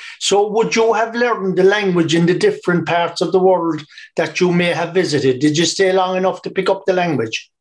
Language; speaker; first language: English; native; English